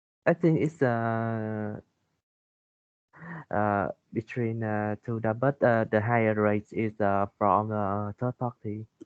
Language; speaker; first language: English; non-native, learner; Vietnamese